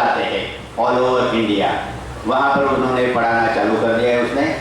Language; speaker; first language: Hindi; non-native, local second language; Marathi